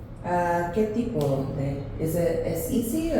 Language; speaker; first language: Spanish; non-native, learner; English